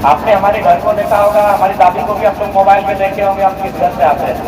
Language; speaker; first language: Hindi; non-native, local second language; Bangla